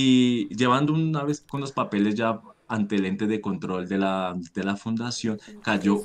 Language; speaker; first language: Spanish; native; Spanish